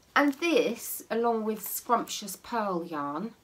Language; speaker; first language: English; native; English